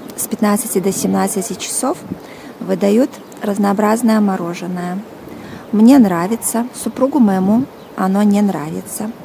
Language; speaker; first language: Russian; native; Russian